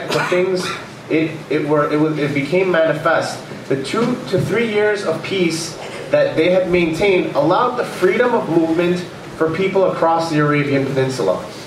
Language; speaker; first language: English; early bilingual, other home language; Urdu